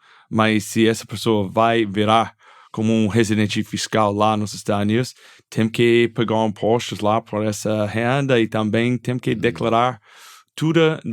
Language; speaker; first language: Portuguese; non-native, fluent; English